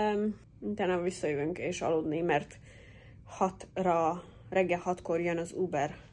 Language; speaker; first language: Hungarian; early bilingual, heritage; English